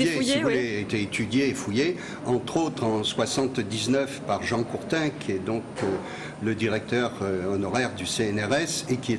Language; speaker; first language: French; native; French